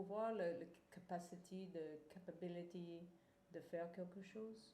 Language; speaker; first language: French; non-native, fluent; English